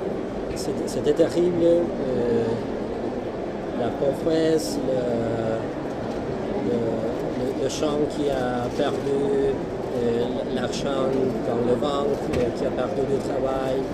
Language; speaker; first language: French; non-native, fluent; Spanish